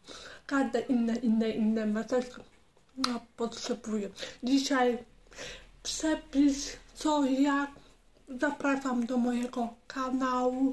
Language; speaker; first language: Polish; non-native, learner; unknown